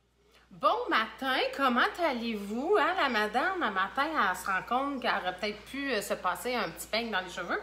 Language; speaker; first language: French; native; French